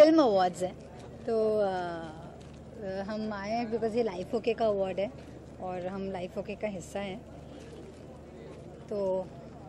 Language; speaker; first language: Hindi; native; Hindi